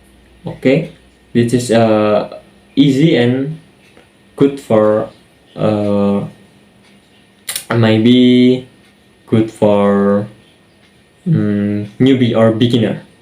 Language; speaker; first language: English; non-native, learner; Indonesian